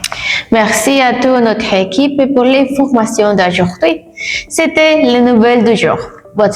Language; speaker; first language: French; non-native, learner; Spanish